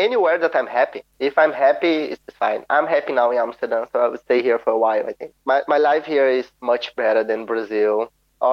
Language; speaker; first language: English; non-native, fluent; Portuguese